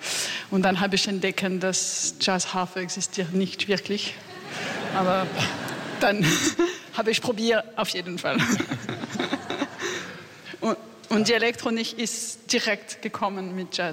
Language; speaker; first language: German; non-native, learner; French